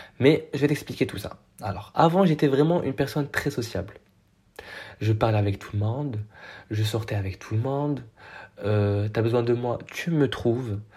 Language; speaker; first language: French; non-native, local second language; Arabic